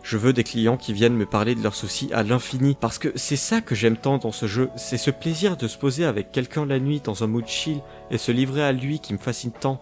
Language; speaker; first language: French; native; French